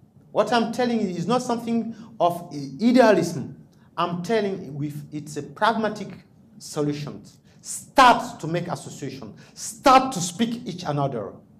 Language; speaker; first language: English; non-native, fluent; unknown